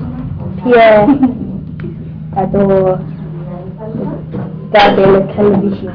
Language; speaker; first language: French; non-native, learner; English